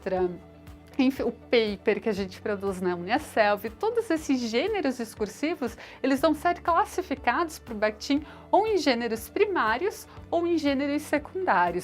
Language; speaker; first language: Portuguese; native; Portuguese